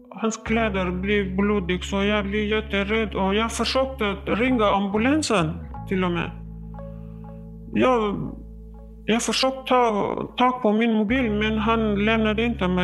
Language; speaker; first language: Swedish; non-native, learner; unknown